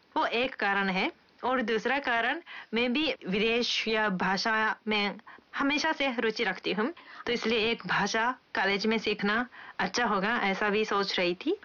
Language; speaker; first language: Hindi; non-native, fluent; Japanese